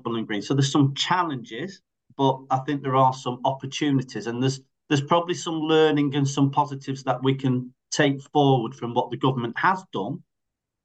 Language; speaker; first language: English; native; English